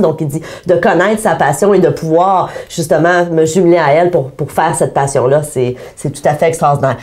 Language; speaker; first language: French; native; French